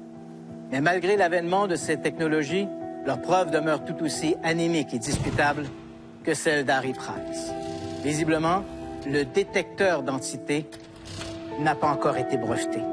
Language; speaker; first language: French; native; French